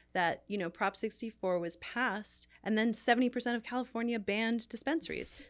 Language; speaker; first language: English; native; English